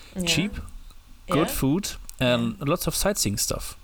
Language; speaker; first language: English; non-native, fluent; German